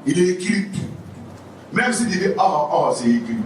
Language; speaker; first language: French; non-native, local second language; Wolof